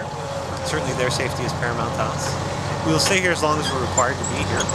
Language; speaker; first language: English; native; English